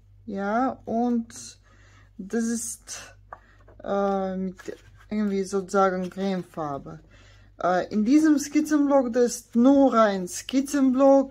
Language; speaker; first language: German; non-native, fluent; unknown